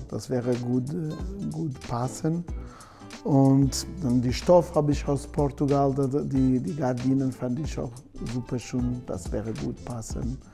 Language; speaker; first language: German; non-native, learner; Portuguese